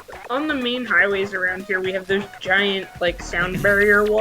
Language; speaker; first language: English; native; English